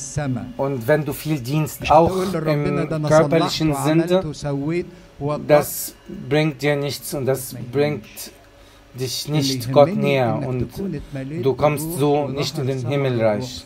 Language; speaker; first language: German; non-native, fluent; Arabic